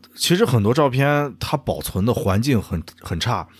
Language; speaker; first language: Chinese; native; Chinese